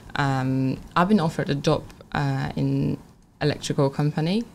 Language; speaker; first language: English; non-native, fluent; Polish